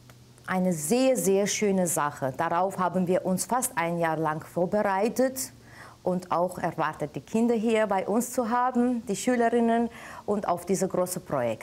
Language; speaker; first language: German; non-native, fluent; Armenian